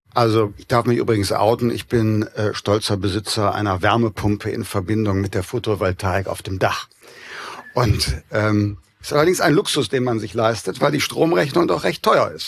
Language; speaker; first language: German; native; German